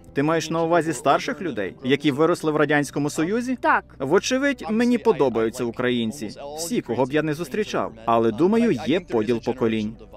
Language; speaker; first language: Ukrainian; non-native, fluent; English